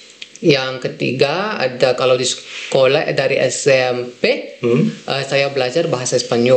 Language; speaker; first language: Indonesian; non-native, fluent; Dutch